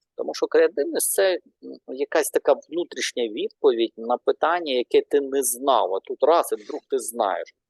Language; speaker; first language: Ukrainian; non-native, local second language; Russian